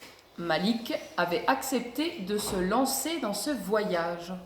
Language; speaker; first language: French; native; French